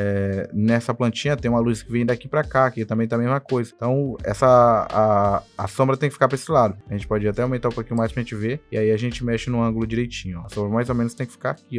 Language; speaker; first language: Portuguese; native; Portuguese